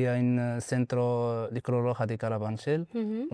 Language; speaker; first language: Spanish; non-native, learner; Arabic